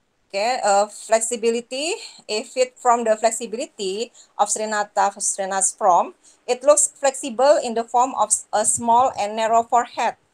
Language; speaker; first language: English; non-native, learner; Indonesian